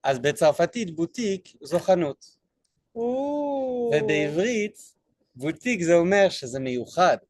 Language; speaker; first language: Hebrew; non-native, fluent; French